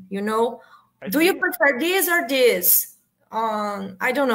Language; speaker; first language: English; non-native, learner; Portuguese